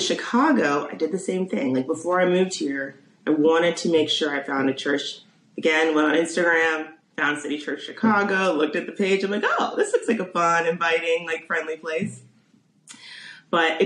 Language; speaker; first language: English; native; English